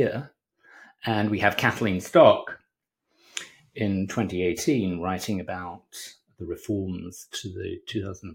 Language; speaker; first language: English; native; English